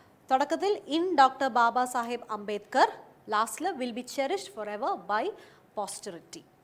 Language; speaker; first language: English; non-native, local second language; Malayalam